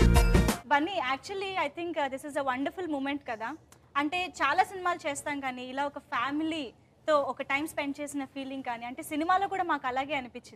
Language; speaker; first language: Telugu; native; Telugu